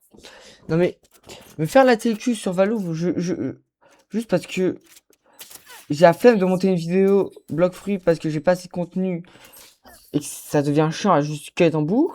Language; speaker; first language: French; native; French